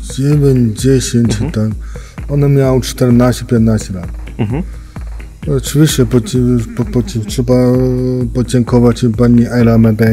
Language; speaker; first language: Polish; non-native, learner; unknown